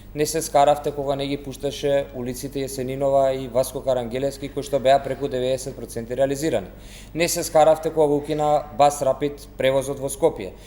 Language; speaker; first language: Macedonian; native; Macedonian